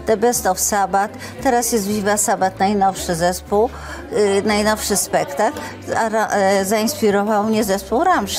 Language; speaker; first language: Polish; native; Polish